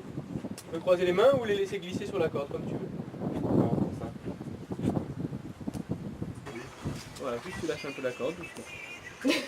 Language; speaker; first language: French; native; French